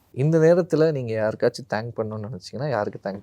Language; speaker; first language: Tamil; native; Tamil